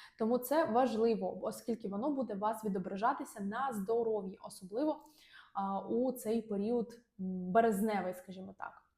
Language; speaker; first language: Ukrainian; native; Ukrainian